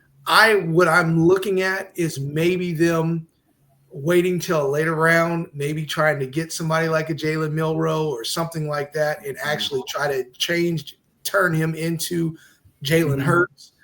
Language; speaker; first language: English; native; English